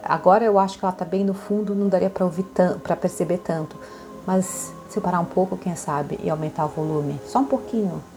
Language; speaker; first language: Portuguese; native; Portuguese